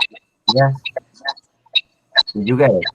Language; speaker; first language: English; non-native, learner; Spanish